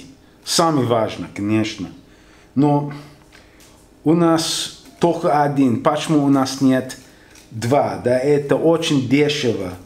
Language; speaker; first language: Russian; non-native, learner; English